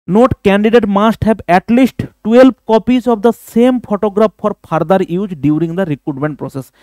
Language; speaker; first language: English; non-native, local second language; Bangla